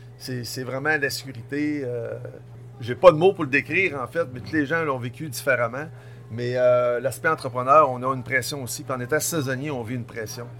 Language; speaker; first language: French; native; French